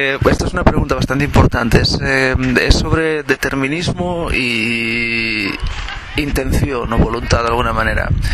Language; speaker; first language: Spanish; native; Spanish